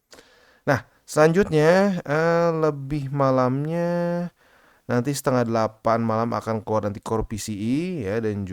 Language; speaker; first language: Indonesian; native; Indonesian